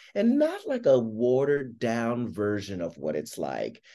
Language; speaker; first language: English; native; English